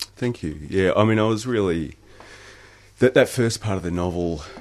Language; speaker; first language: English; native; English